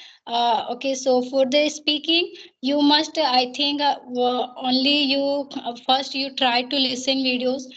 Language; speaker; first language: English; non-native, learner; Hindi